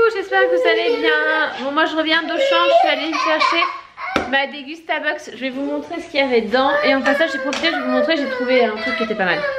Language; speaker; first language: French; native; French